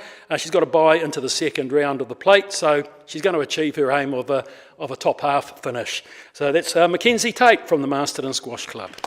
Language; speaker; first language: English; native; English